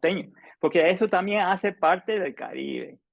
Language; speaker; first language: Spanish; non-native, fluent; English